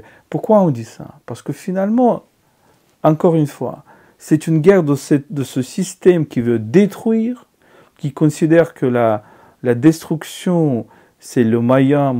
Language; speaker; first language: French; non-native, fluent; Ukrainian